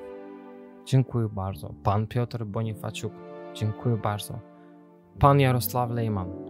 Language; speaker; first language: Polish; non-native, learner; Azerbaijani